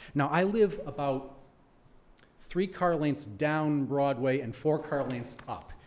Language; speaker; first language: English; native; English